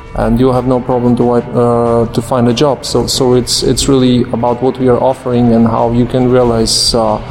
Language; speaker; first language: English; non-native, fluent; Polish